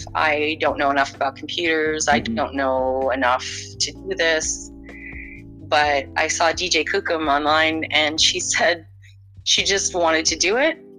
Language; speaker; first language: English; native; English